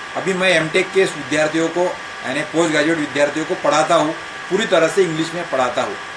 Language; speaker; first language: Hindi; non-native, local second language; Marathi